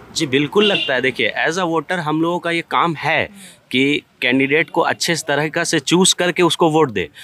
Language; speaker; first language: Hindi; native; Hindi